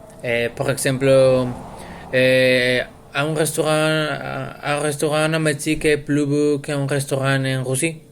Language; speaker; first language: French; non-native, learner; Spanish